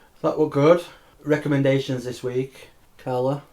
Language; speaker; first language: English; native; English